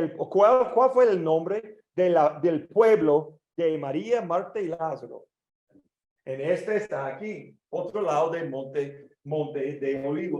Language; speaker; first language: Spanish; non-native, learner; English